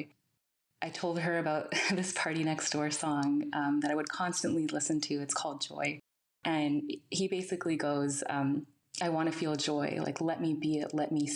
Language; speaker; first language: English; native; English